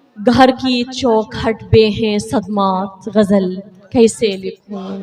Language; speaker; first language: Urdu; non-native, fluent; Arabic